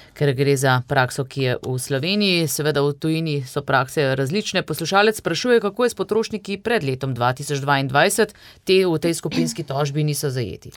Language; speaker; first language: Slovenian; native; Slovenian